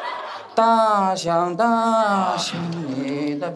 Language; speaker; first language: Chinese; native; Chinese